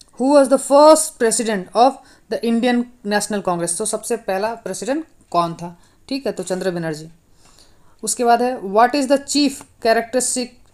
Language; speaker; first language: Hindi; non-native, local second language; Nepali